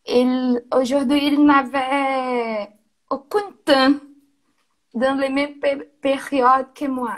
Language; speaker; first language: French; non-native, learner; Portuguese